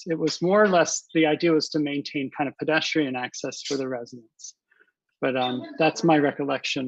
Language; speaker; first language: English; native; English